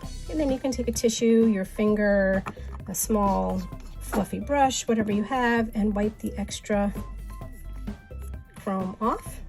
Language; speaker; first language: English; native; English